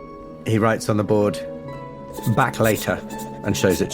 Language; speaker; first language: English; native; English